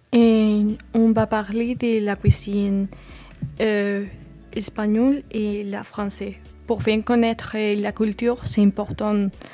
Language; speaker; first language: French; non-native, fluent; Spanish